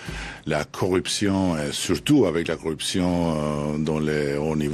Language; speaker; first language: French; non-native, fluent; Albanian